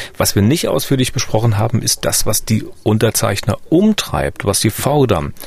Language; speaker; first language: German; native; German